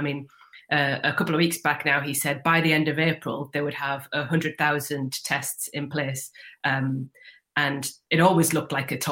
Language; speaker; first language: English; native; English